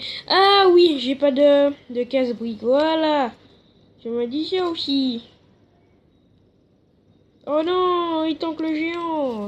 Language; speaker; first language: French; native; French